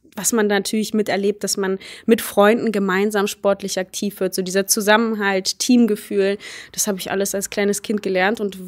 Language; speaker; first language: German; early bilingual, other home language; Polish